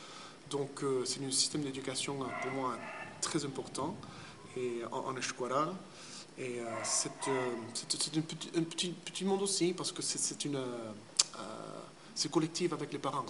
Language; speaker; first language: French; early bilingual, heritage; English